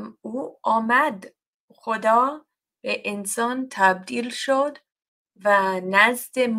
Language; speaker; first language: Persian; non-native, learner; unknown